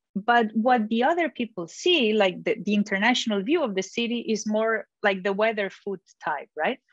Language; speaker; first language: English; non-native, fluent; Catalan